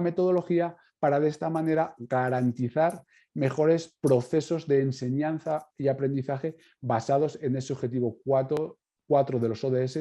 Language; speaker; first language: Spanish; native; Spanish